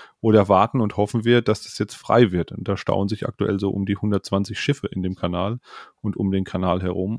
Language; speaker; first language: German; native; German